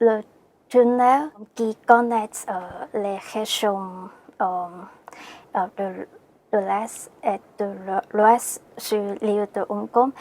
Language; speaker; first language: French; non-native, learner; Cantonese